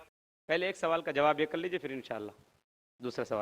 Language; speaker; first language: Hindi; native; Hindi